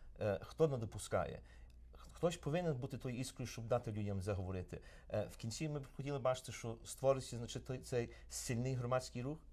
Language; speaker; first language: Ukrainian; early bilingual, heritage; Ukrainian